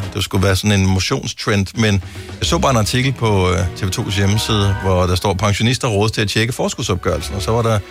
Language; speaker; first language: Danish; native; Danish